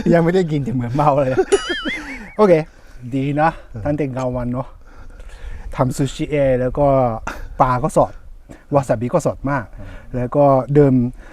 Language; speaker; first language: Thai; native; Thai